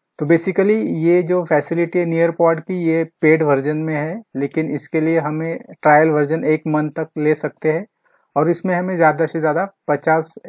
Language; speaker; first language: Hindi; non-native, local second language; Marathi